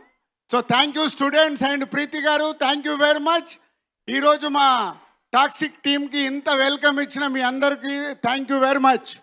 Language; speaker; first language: Telugu; native; Telugu